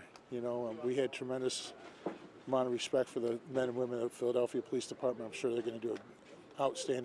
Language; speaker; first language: English; native; English